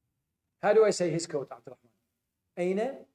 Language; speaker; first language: Arabic; non-native, fluent; English